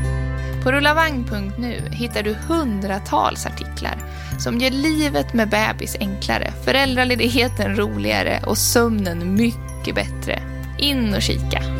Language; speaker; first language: Swedish; native; Swedish